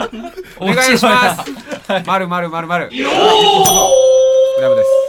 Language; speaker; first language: Japanese; native; Japanese